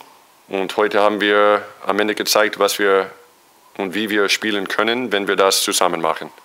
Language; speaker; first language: German; non-native, fluent; English